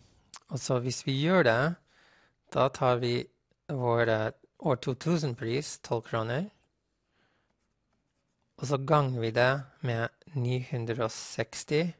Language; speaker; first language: Norwegian; non-native, fluent; English